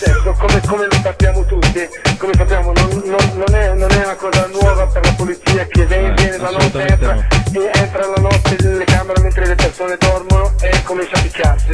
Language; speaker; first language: Italian; non-native, learner; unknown